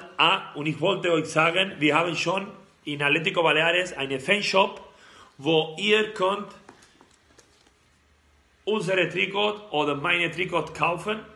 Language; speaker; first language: German; non-native, learner; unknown